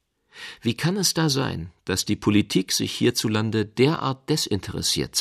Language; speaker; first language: German; native; German